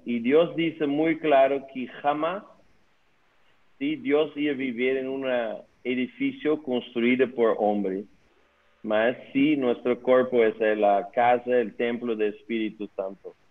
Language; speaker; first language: Spanish; non-native, learner; Dutch